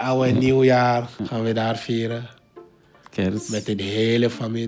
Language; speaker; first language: Dutch; non-native, fluent; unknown